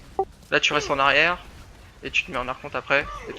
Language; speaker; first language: French; native; French